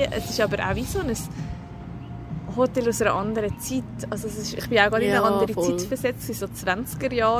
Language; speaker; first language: German; native; German